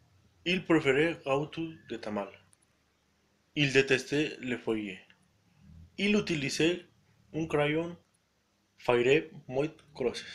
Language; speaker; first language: French; non-native, learner; Spanish